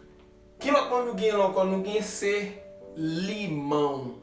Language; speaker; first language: French; non-native, learner; Haitian Creole